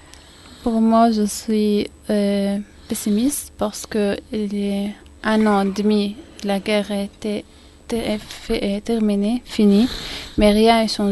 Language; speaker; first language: French; non-native, learner; Arabic